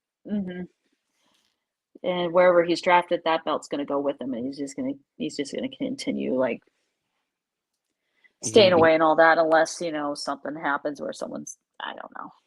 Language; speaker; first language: English; native; English